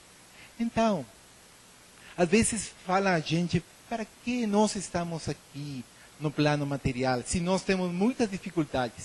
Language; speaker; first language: Portuguese; non-native, learner; Spanish